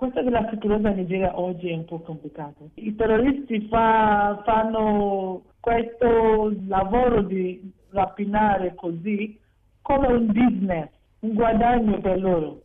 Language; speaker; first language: Italian; non-native, fluent; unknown